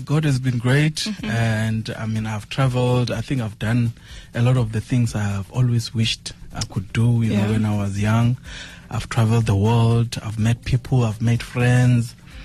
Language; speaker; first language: English; non-native, local second language; Venda